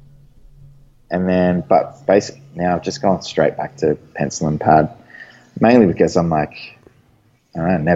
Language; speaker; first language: English; native; English